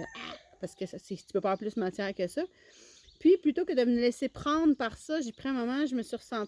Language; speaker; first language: French; native; French